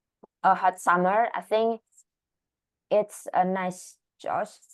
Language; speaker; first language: English; non-native, learner; Indonesian